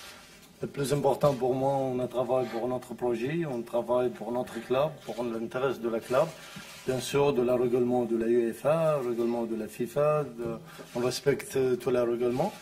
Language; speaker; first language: French; non-native, learner; Arabic